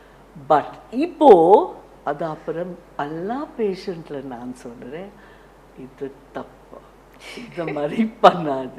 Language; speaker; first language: Tamil; non-native, learner; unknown